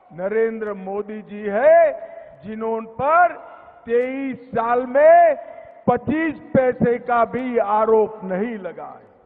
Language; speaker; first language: Hindi; non-native, local second language; Gujarati